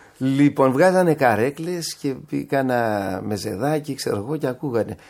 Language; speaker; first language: Greek; native; Greek